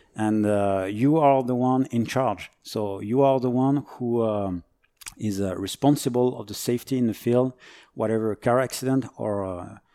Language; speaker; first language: English; non-native, fluent; French